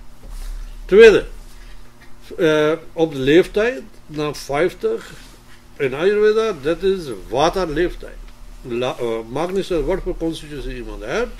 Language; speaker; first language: Dutch; non-native, fluent; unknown